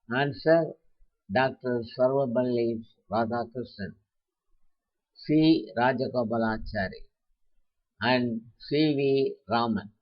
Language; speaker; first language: English; non-native, local second language; Tamil